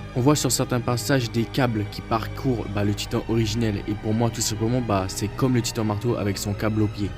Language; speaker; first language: French; native; French